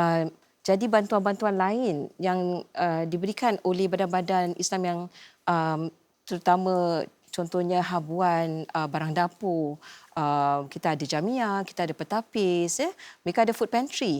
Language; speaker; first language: Malay; native; Malay